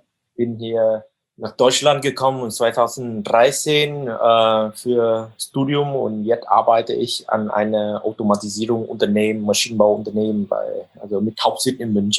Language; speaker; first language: German; non-native, fluent; Vietnamese